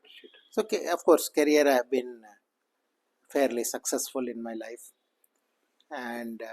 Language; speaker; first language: English; non-native, local second language; Kannada